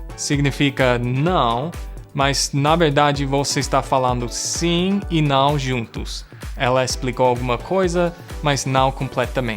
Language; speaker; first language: Portuguese; non-native, fluent; English